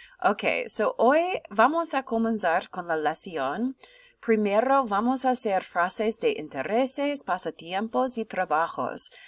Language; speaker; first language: Spanish; non-native, fluent; English